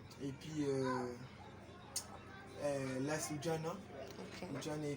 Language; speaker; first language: French; non-native, local second language; Lingala